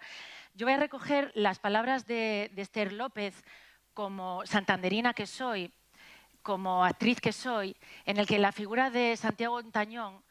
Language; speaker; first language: Spanish; native; Spanish